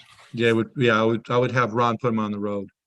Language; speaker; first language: English; native; English